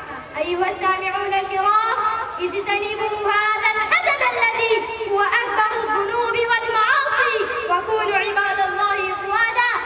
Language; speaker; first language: Arabic; non-native, learner; Urdu